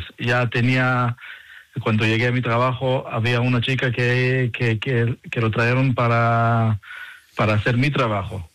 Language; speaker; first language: Spanish; non-native, fluent; Hebrew